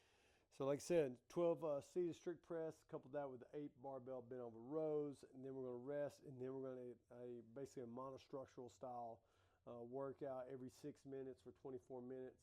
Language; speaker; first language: English; native; English